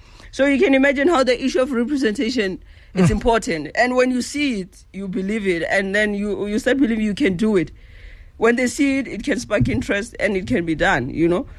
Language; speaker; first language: English; non-native, local second language; Northern Sotho